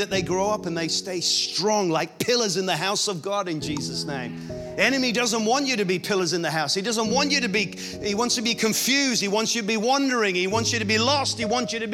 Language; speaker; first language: English; native; English